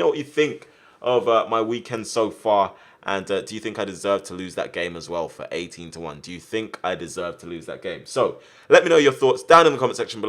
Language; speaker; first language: English; native; English